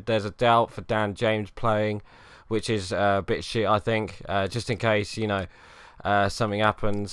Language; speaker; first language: English; native; English